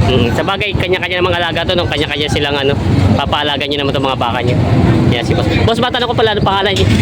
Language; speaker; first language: Filipino; native; Filipino